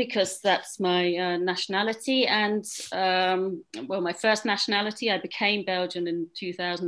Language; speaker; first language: English; native; English